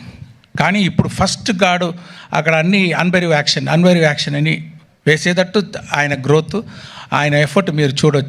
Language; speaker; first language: Telugu; non-native, local second language; Tamil